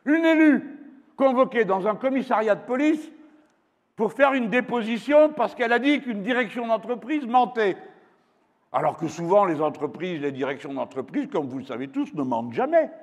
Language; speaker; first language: French; native; French